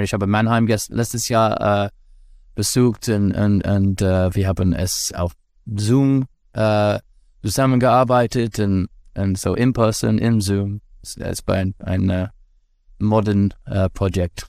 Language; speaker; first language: German; non-native, learner; English